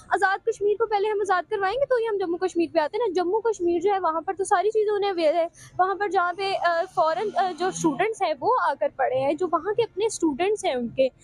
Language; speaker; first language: Urdu; native; Urdu